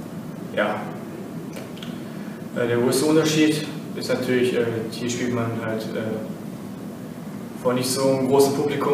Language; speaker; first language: German; native; German